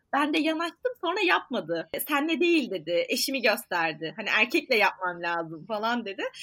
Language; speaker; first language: Turkish; native; Turkish